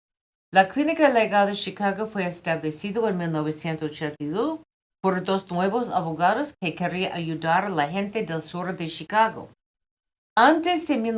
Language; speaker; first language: Spanish; non-native, fluent; English